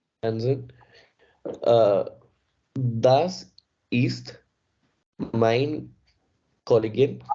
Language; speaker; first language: German; non-native, learner; Hindi